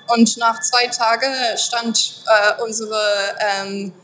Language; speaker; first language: German; non-native, fluent; French